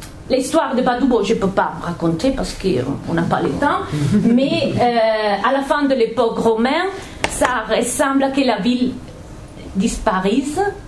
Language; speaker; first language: French; non-native, fluent; Catalan